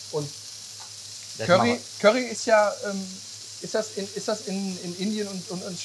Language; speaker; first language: German; native; German